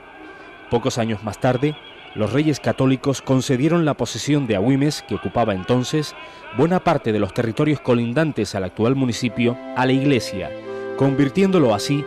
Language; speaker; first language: Spanish; native; Spanish